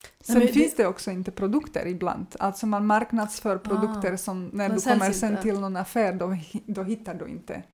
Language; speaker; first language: Swedish; non-native, fluent; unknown